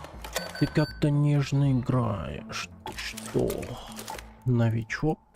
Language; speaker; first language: Russian; native; Russian